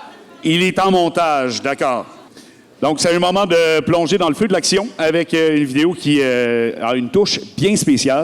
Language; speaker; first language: French; native; French